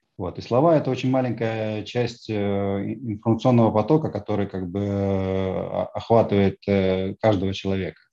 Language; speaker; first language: Russian; native; Russian